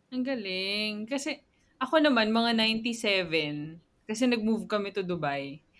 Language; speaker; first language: Filipino; native; Filipino